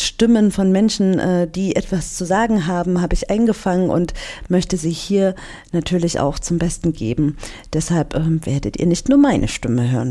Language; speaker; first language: German; native; German